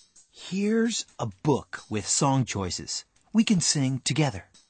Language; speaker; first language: English; native; English